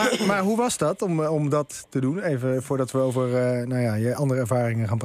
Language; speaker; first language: Dutch; native; Dutch